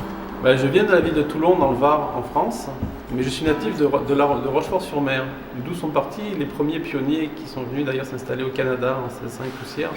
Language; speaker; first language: French; native; French